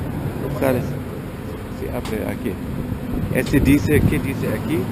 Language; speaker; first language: Spanish; non-native, fluent; German